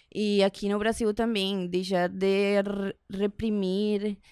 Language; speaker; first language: Portuguese; non-native, learner; Spanish